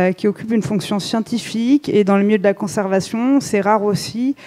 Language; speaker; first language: French; native; French